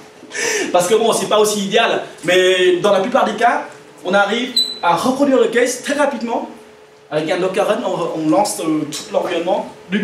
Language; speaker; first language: French; native; French